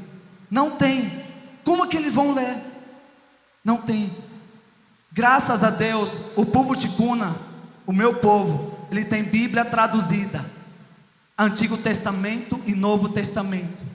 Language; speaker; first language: Portuguese; non-native, local second language; Ticuna